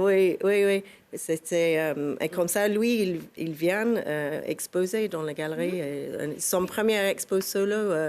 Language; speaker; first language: French; non-native, fluent; English